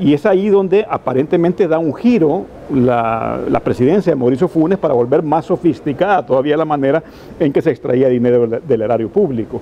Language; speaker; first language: Spanish; native; Spanish